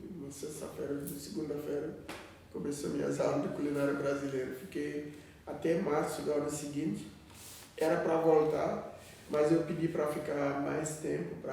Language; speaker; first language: Portuguese; non-native, fluent; Wolof